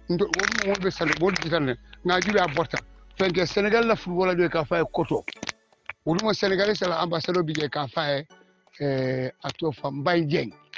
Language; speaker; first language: English; non-native, local second language; Mandingo